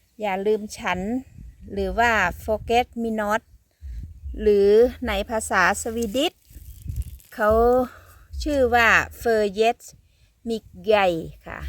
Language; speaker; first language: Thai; native; Thai